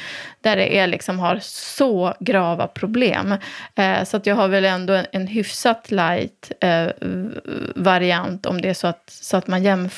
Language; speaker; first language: Swedish; native; Swedish